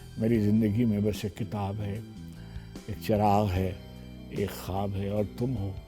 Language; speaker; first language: Urdu; native; Urdu